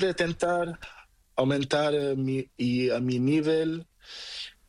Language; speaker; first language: Spanish; non-native, learner; Portuguese